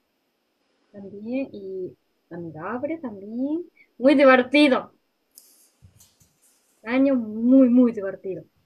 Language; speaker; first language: Spanish; non-native, learner; Japanese